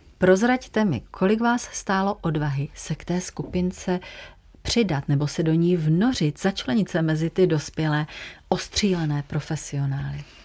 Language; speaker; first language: Czech; native; Czech